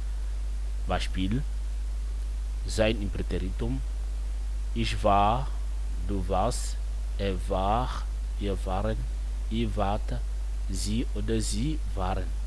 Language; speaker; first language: German; non-native, fluent; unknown